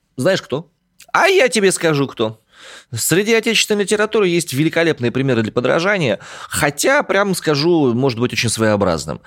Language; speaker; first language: Russian; native; Russian